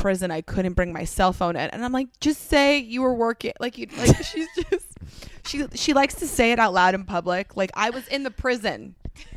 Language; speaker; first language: English; native; English